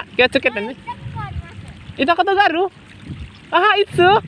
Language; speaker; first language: Japanese; non-native, learner; Indonesian